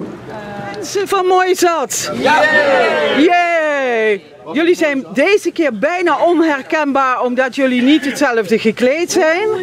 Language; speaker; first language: Dutch; native; Dutch